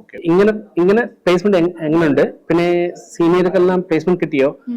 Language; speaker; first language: Malayalam; non-native, fluent; Tamil